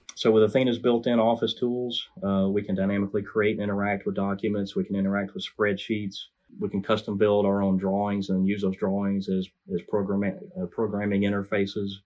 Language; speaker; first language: English; native; English